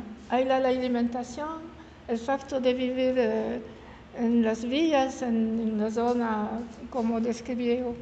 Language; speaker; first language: Spanish; non-native, learner; French